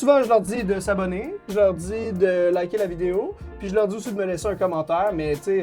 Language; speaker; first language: French; native; French